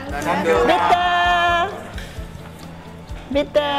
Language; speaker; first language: German; non-native, fluent; Indonesian